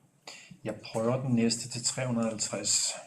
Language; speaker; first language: Danish; native; Danish